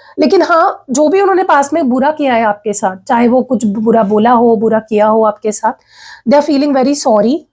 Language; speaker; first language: Hindi; non-native, local second language; Marathi